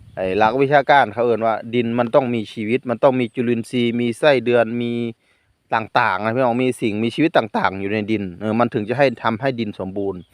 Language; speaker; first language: Thai; non-native, local second language; Northeastern Thai